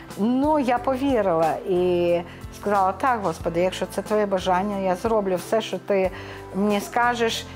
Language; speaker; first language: Ukrainian; non-native, local second language; Romany